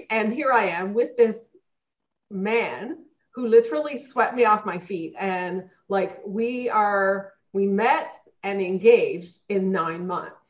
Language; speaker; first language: English; native; English